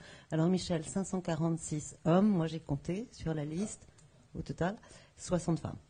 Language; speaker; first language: French; native; French